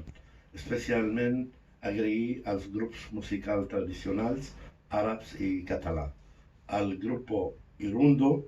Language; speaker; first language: Catalan; non-native, fluent; Arabic